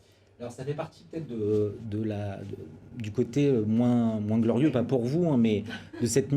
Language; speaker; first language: French; native; French